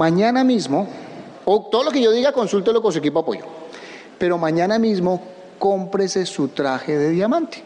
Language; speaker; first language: Spanish; native; Spanish